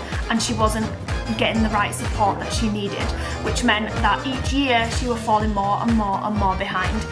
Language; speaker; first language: English; native; English